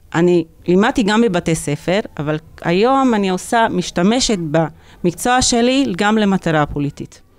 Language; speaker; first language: Hebrew; non-native, local second language; Arabic